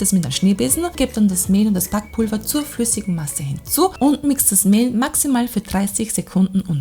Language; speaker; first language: German; native; German